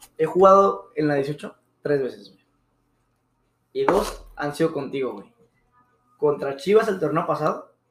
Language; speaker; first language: Spanish; native; Spanish